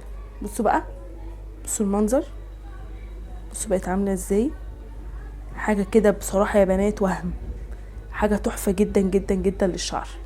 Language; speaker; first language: Arabic; native; Arabic